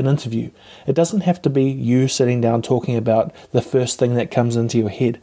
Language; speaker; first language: English; native; English